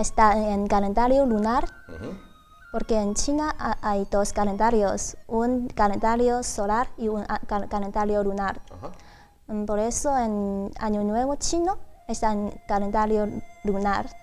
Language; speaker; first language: Spanish; non-native, learner; Chinese